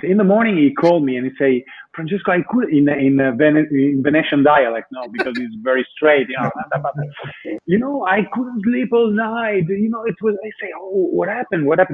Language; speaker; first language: English; non-native, fluent; Italian